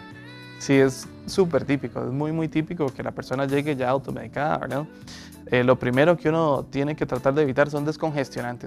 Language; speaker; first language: Spanish; native; Spanish